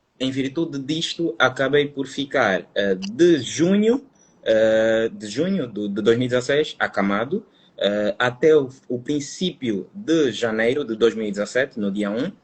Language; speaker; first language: Portuguese; native; Portuguese